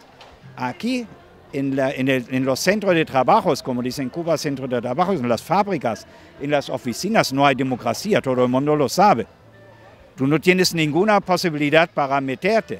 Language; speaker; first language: Spanish; non-native, fluent; German